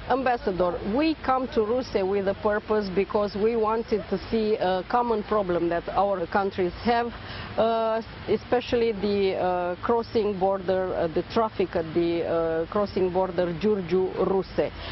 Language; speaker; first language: English; non-native, fluent; Romanian